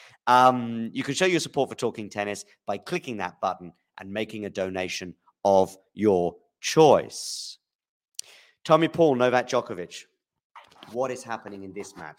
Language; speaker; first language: English; native; English